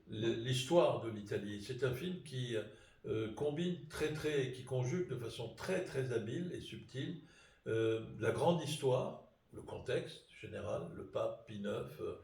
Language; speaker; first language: French; native; French